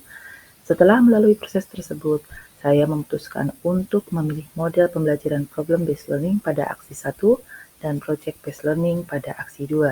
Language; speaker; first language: Indonesian; native; Indonesian